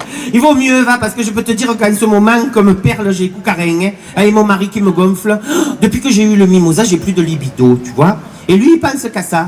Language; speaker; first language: French; native; French